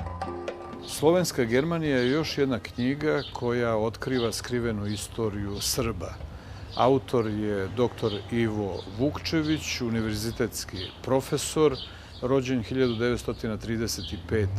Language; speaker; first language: Bosnian; native; Bosnian